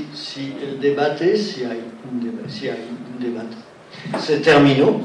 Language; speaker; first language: Spanish; non-native, learner; French